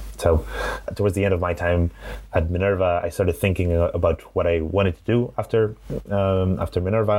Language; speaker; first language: English; non-native, fluent; Spanish